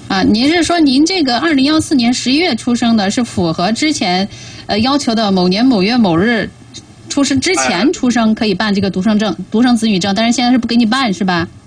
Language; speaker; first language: Chinese; native; Chinese